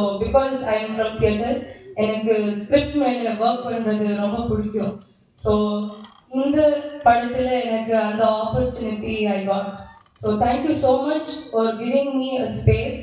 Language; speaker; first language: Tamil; non-native, learner; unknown